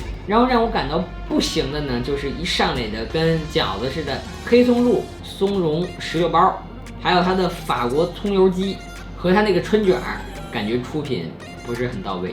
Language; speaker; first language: Chinese; native; Chinese